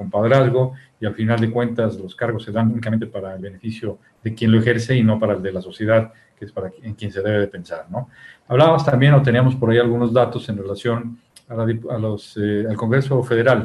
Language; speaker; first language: Spanish; native; Spanish